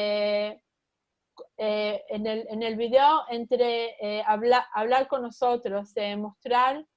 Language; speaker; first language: Spanish; early bilingual, heritage; Spanish